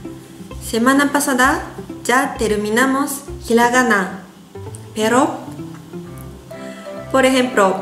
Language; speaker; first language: Spanish; non-native, learner; Japanese